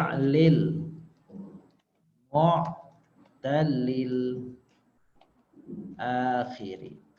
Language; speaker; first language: Arabic; non-native, fluent; Indonesian